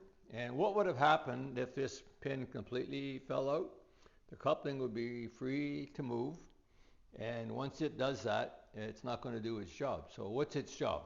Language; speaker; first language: English; native; English